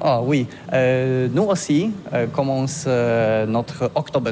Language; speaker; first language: French; non-native, learner; Polish